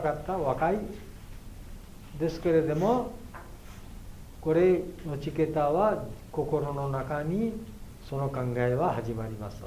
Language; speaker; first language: Japanese; non-native, fluent; Bangla